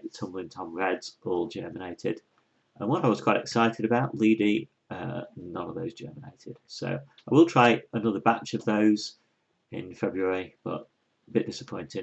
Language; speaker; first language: English; native; English